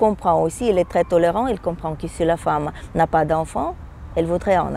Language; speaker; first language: French; non-native, fluent; Russian